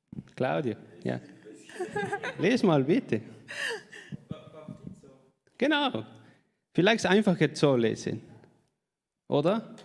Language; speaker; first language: German; non-native, learner; Spanish